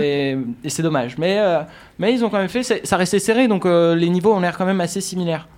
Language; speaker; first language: French; native; French